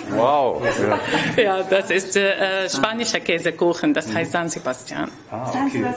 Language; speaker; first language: German; non-native, learner; Arabic